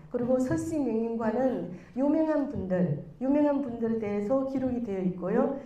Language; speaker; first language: Korean; non-native, fluent; Chinese